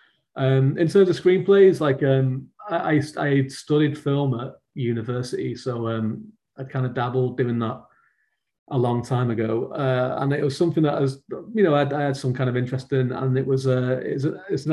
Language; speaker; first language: English; native; English